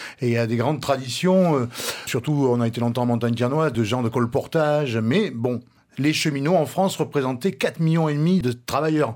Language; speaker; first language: French; native; French